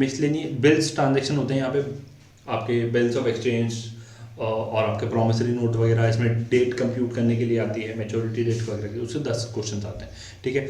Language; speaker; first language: Hindi; native; Hindi